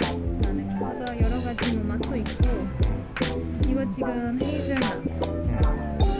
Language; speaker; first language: Korean; non-native, learner; German